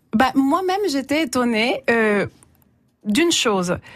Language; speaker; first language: French; non-native, fluent; Spanish